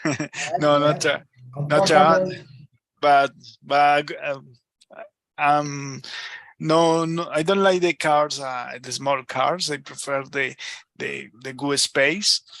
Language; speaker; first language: English; non-native, learner; Spanish